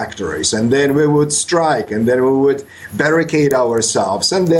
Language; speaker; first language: English; non-native, fluent; Polish